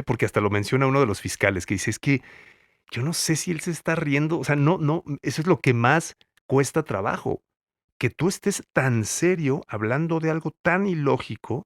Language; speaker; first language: Spanish; native; Spanish